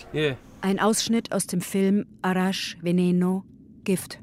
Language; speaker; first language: German; native; German